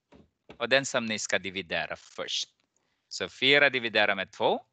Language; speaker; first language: Swedish; non-native, fluent; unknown